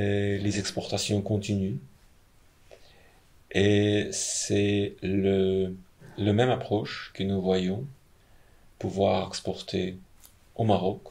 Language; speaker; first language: French; non-native, fluent; Ukrainian